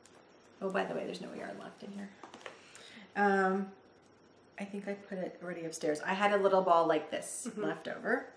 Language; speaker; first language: English; native; English